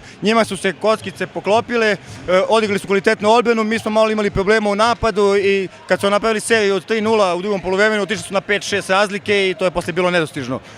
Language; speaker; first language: Serbian; native; Serbian